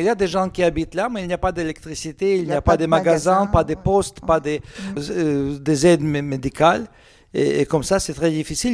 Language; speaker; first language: French; non-native, learner; Russian